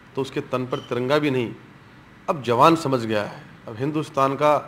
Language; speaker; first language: Hindi; native; Hindi